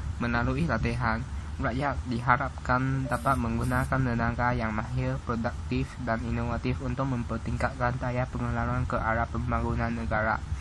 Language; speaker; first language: Malay; non-native, local second language; Chinese